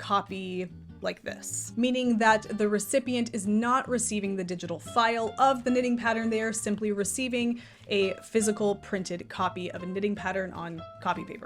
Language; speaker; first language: English; native; English